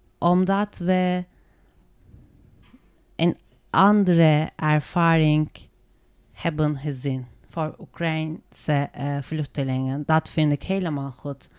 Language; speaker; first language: Dutch; non-native, learner; Turkish